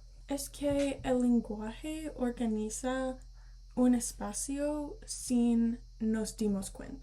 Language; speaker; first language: Spanish; early bilingual, heritage; Spanish